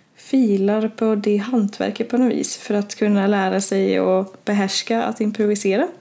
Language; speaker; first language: Swedish; early bilingual, other home language; Norwegian